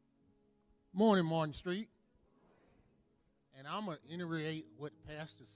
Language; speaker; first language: English; native; English